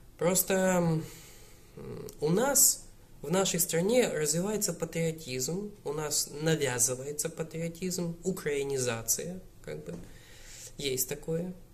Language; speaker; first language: Russian; native; Russian